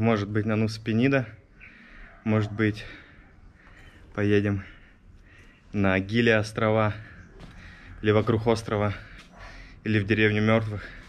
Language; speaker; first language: Russian; native; Russian